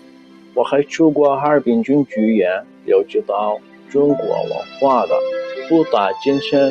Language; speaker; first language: Chinese; non-native, learner; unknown